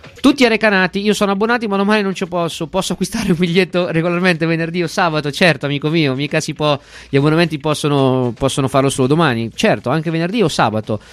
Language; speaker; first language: Italian; native; Italian